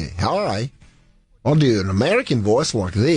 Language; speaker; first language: English; native; English